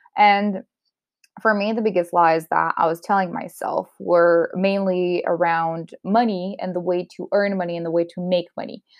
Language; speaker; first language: English; non-native, local second language; French